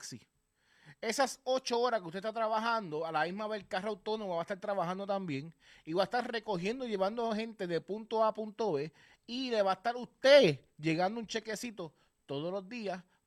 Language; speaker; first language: Spanish; native; Spanish